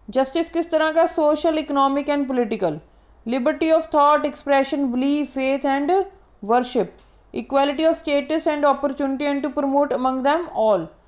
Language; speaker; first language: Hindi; non-native, local second language; Punjabi